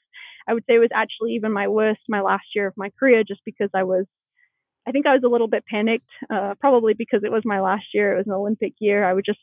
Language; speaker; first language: English; native; English